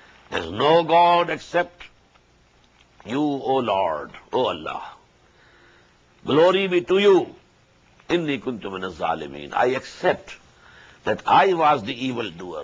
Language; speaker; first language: English; non-native, local second language; Urdu